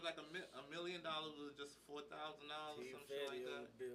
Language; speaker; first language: English; native; English